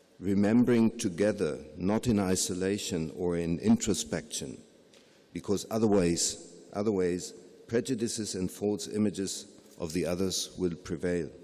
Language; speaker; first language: English; non-native, fluent; German